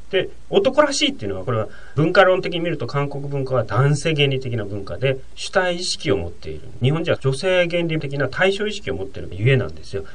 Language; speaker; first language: Japanese; native; Japanese